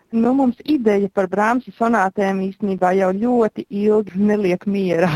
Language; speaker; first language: Latvian; native; Latvian